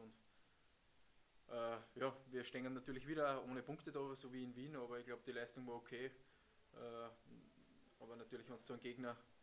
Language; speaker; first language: German; native; German